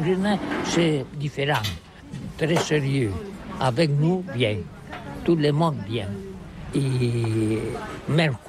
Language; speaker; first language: French; non-native, learner; Catalan